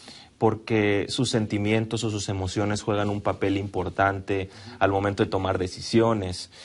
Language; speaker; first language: Spanish; native; Spanish